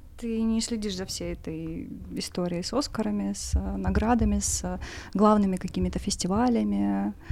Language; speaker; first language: Russian; native; Russian